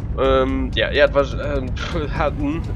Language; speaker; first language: German; native; German